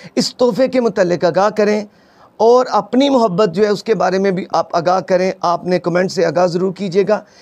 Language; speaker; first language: Urdu; non-native, local second language; Punjabi